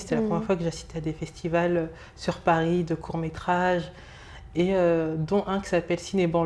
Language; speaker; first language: French; early bilingual, other home language; Lingala